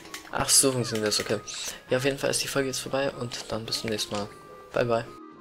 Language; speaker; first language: German; native; German